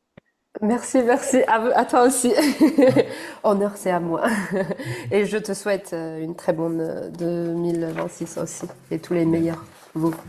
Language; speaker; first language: French; non-native, fluent; Chinese